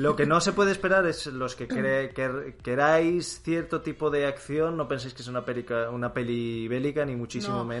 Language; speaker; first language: Spanish; native; Spanish